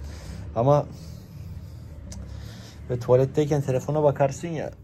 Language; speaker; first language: Turkish; native; Turkish